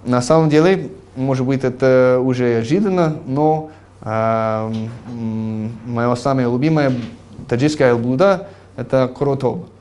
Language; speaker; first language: Russian; non-native, fluent; English